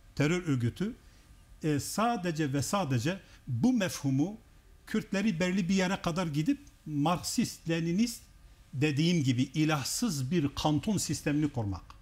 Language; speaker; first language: Turkish; non-native, local second language; Kurdish